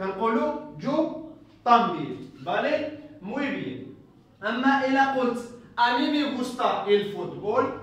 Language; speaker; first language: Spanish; non-native, fluent; Arabic